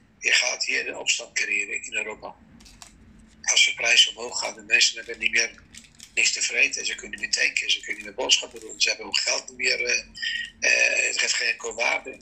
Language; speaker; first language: Dutch; non-native, fluent; Persian